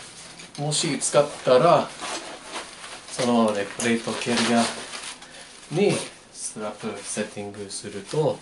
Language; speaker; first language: Japanese; non-native, learner; English